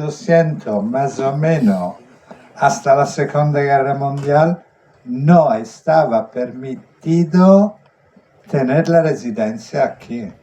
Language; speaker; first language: Spanish; non-native, fluent; Italian